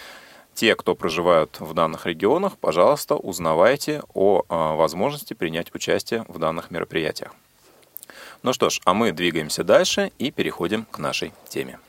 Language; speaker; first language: Russian; native; Russian